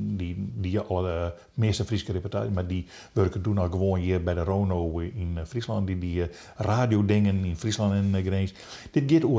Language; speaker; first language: Dutch; native; Dutch